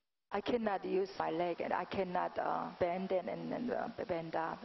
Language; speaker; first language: English; non-native, fluent; Korean